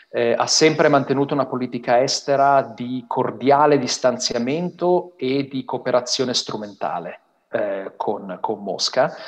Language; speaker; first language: Italian; native; Italian